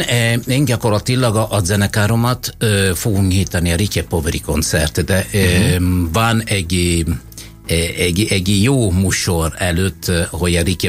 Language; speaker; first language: Hungarian; non-native, fluent; Italian